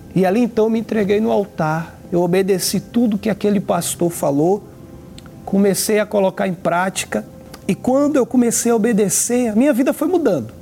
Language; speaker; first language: Portuguese; native; Portuguese